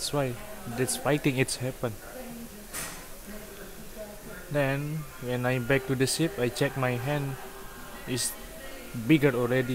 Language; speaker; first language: English; non-native, learner; Indonesian